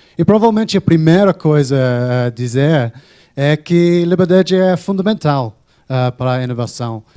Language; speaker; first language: Portuguese; non-native, fluent; English